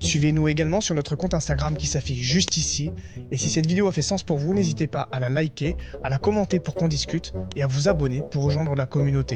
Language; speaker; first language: French; native; French